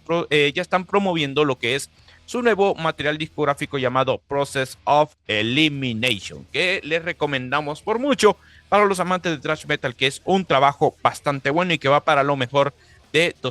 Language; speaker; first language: Spanish; native; Spanish